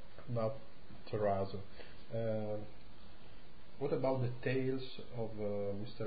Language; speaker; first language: English; non-native, learner; Italian